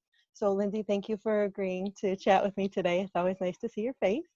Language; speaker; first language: English; native; English